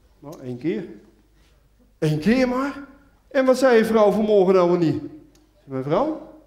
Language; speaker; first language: Dutch; native; Dutch